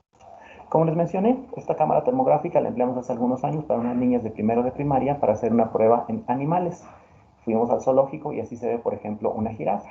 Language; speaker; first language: Spanish; native; Spanish